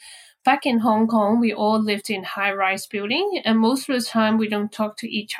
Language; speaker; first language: English; non-native, local second language; Cantonese